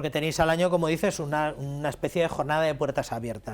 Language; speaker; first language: Spanish; native; Spanish